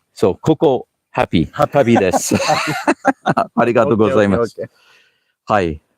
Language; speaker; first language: Japanese; non-native, learner; English